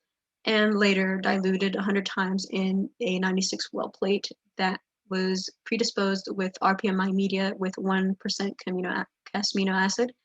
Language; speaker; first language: English; native; English